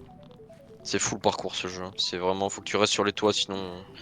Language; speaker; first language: French; native; French